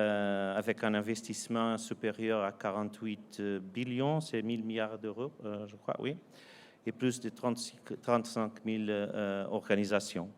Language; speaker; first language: French; non-native, fluent; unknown